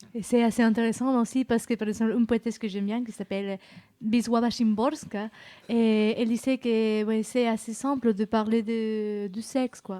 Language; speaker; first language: French; non-native, fluent; Spanish